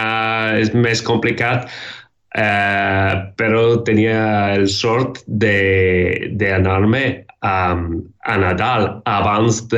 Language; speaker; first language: Catalan; non-native, learner; English